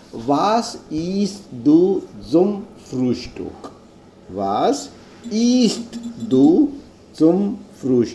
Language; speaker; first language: German; non-native, fluent; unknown